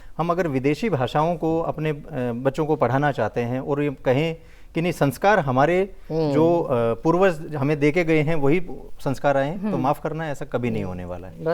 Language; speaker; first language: Hindi; native; Hindi